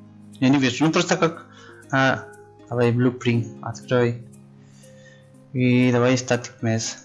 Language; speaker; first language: Russian; non-native, learner; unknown